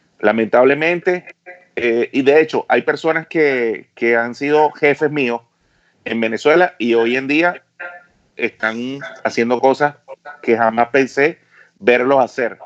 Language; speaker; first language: Spanish; native; Spanish